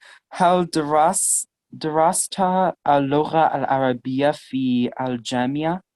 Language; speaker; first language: Arabic; non-native, learner; English